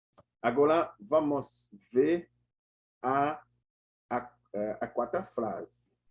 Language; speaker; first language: Portuguese; non-native, learner; Haitian Creole